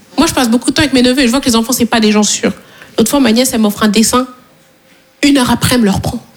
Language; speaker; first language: French; native; French